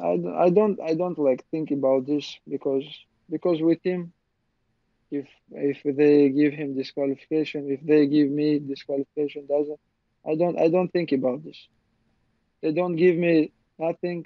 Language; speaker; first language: English; non-native, learner; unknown